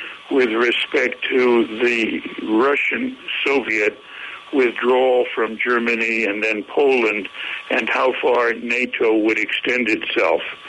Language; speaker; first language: English; native; English